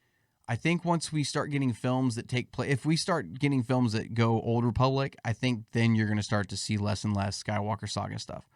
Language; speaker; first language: English; native; English